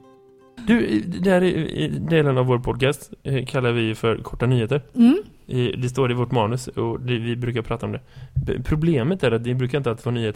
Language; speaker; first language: Swedish; native; Swedish